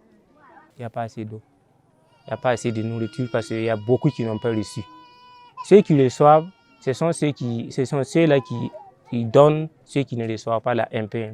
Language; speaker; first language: French; non-native, local second language; Mossi